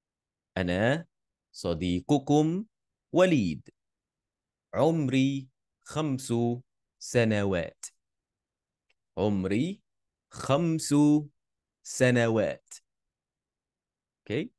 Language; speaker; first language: Arabic; non-native, fluent; Malay